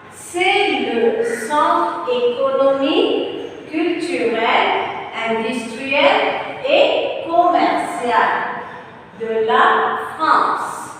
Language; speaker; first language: French; non-native, fluent; Tamil